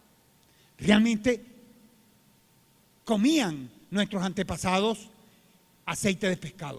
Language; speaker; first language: Spanish; native; Spanish